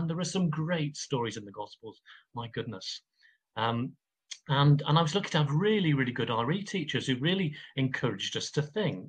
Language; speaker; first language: English; native; English